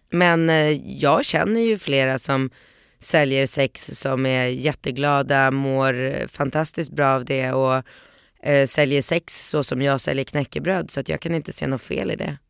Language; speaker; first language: Swedish; early bilingual, other home language; Polish